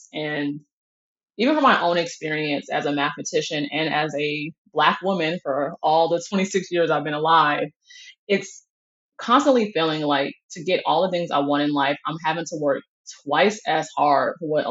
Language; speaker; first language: English; native; English